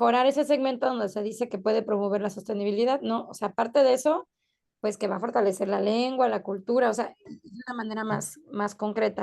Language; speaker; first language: Spanish; native; Spanish